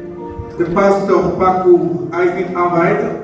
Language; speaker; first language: Dutch; non-native, learner; Lingala